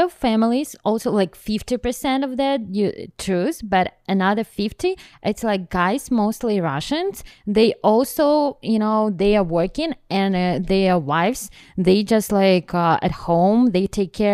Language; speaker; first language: English; non-native, learner; Ukrainian